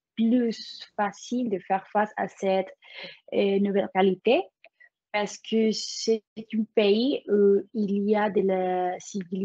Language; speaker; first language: French; non-native, learner; Spanish